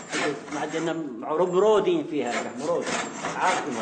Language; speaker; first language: Arabic; native; Arabic